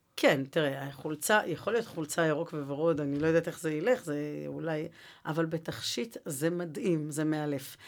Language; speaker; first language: Hebrew; native; Hebrew